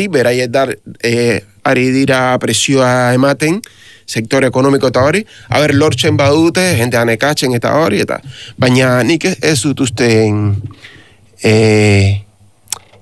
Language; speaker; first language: Basque; non-native, learner; Spanish